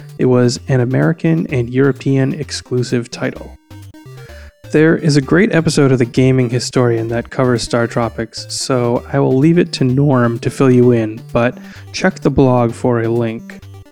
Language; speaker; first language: English; native; English